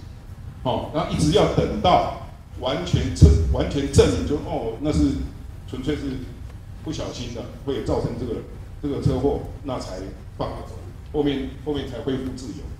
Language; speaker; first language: Chinese; native; Chinese